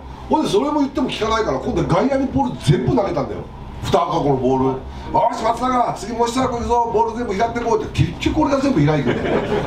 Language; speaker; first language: Japanese; native; Japanese